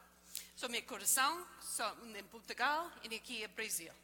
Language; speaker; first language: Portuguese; early bilingual, heritage; Portuguese